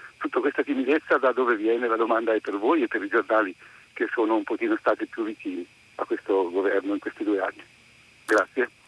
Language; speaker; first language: Italian; native; Italian